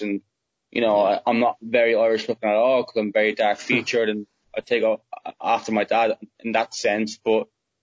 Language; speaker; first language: English; native; English